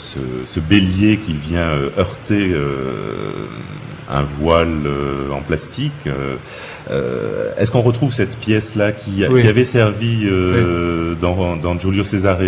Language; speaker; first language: French; native; French